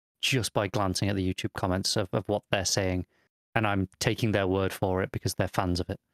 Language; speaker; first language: English; native; English